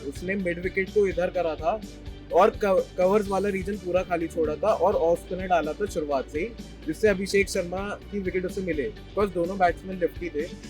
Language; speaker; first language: Hindi; native; Hindi